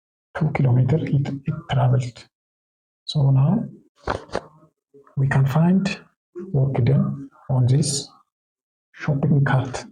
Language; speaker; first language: English; non-native, local second language; Oromo